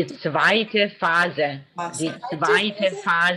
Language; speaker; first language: German; non-native, learner; English